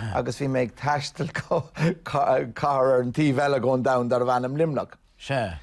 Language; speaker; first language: Irish; non-native, local second language; English